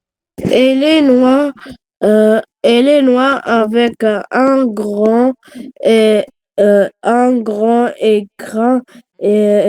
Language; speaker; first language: French; non-native, local second language; Arabic